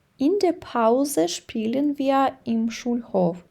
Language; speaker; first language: German; non-native, fluent; Ukrainian